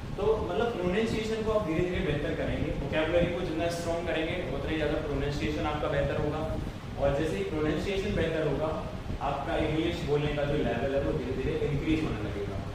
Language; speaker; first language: Hindi; native; Hindi